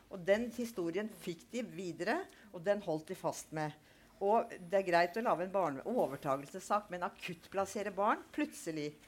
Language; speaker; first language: Norwegian; native; Norwegian